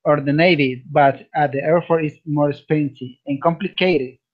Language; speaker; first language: English; non-native, learner; Spanish